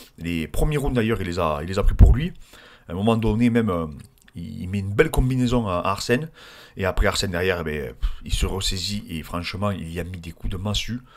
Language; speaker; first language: French; native; French